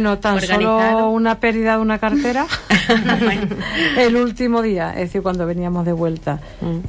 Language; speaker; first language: Spanish; native; Spanish